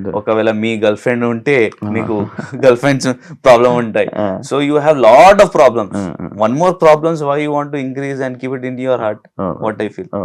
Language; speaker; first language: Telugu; non-native, learner; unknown